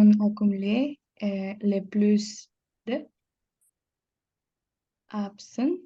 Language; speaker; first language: French; non-native, learner; Spanish